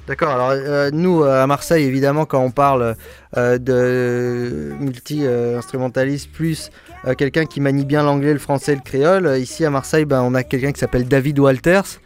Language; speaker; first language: French; native; French